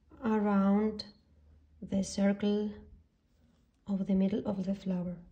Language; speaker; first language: English; non-native, fluent; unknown